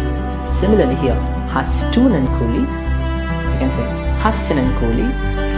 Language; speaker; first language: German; non-native, fluent; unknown